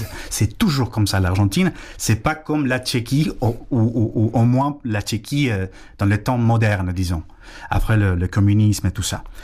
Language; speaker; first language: French; non-native, fluent; Spanish